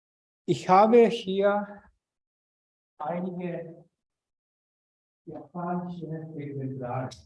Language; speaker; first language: German; non-native, fluent; Japanese